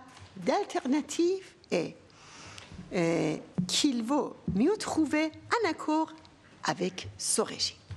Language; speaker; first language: French; non-native, fluent; Persian